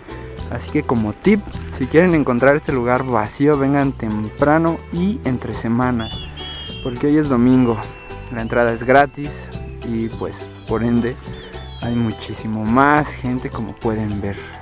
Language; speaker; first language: Spanish; native; Spanish